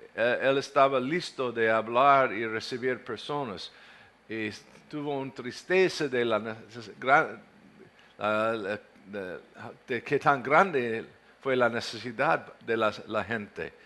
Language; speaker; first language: Spanish; non-native, fluent; English